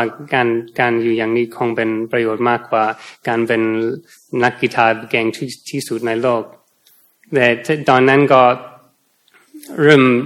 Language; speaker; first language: Thai; non-native, fluent; English